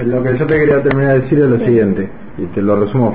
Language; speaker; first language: Spanish; native; Spanish